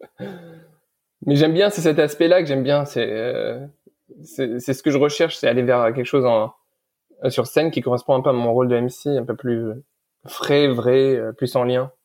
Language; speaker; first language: French; early bilingual, other home language; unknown